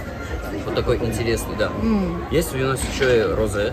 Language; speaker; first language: Russian; non-native, fluent; Armenian